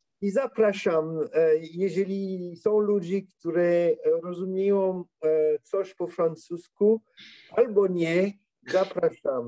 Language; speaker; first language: Polish; non-native, learner; French